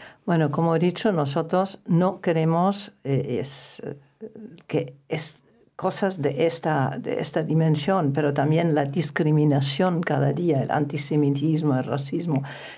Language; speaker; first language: Spanish; non-native, fluent; German